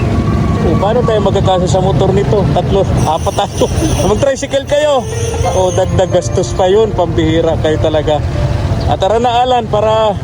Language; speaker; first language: Filipino; native; Filipino